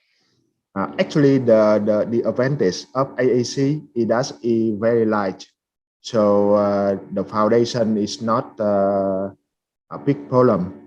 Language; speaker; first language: English; non-native, fluent; Vietnamese